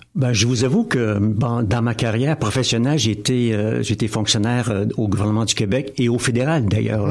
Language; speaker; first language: French; native; French